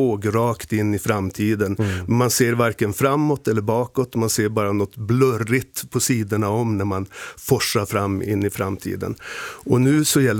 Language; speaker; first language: Swedish; native; Swedish